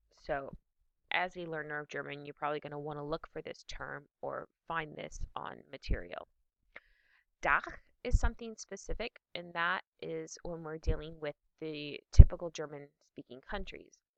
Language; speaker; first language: English; native; English